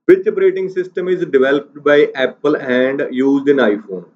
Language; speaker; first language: English; non-native, local second language; Punjabi